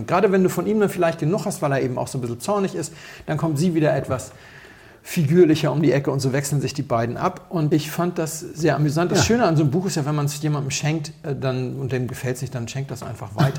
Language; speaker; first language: German; native; German